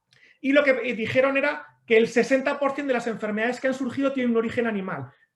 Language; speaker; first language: Spanish; native; Spanish